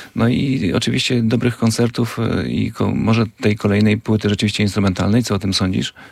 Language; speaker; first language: Polish; native; Polish